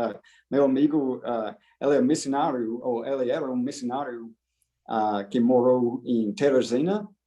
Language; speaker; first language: Portuguese; non-native, fluent; English